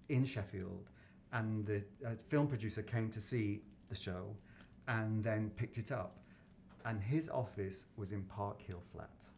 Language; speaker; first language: English; native; English